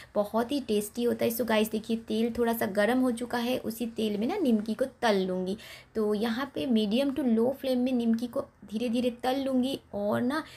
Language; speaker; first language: Hindi; non-native, local second language; Bangla